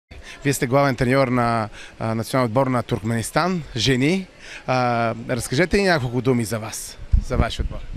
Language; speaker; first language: Bulgarian; native; Bulgarian